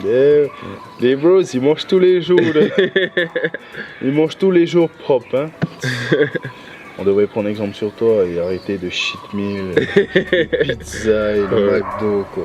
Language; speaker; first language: French; native; French